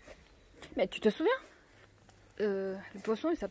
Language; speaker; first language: French; non-native, fluent; Chinese